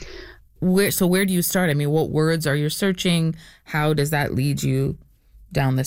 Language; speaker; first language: English; native; English